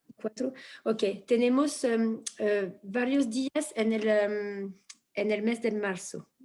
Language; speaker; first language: Spanish; non-native, fluent; French